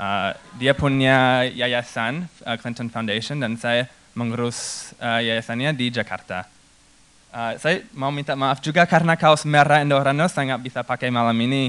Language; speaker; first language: Indonesian; non-native, fluent; English